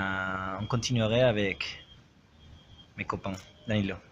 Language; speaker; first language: French; non-native, learner; Spanish